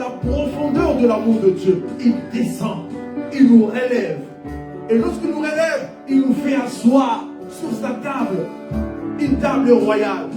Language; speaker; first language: French; non-native, local second language; Lingala